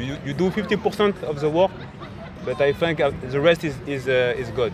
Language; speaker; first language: English; non-native, learner; French